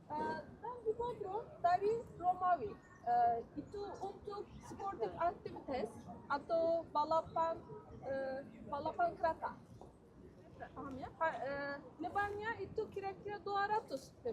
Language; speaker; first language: Indonesian; non-native, learner; Turkish